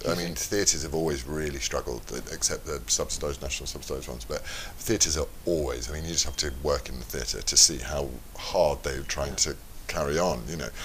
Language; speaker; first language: English; native; English